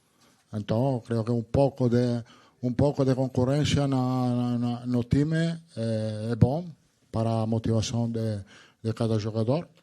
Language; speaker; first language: Portuguese; non-native, learner; Italian